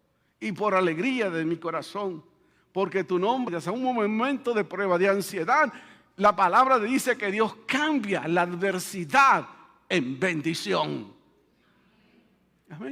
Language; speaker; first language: Spanish; native; Spanish